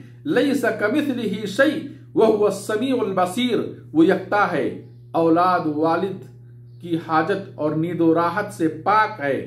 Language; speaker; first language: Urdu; native; Urdu